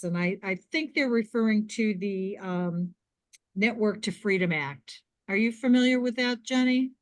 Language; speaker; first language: English; native; English